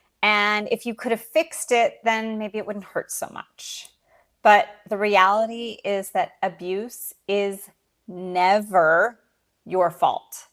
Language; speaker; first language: English; native; English